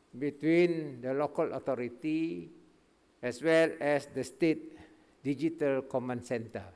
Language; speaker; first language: English; non-native, local second language; Malay